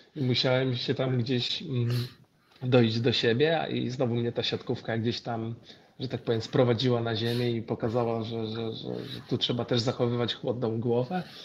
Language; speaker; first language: Polish; native; Polish